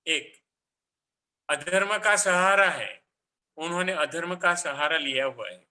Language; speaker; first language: Hindi; non-native, local second language; Gujarati